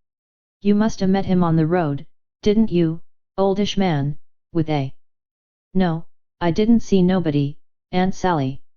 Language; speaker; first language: English; native; English